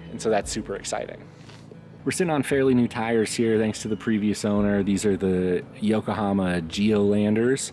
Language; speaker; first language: English; native; English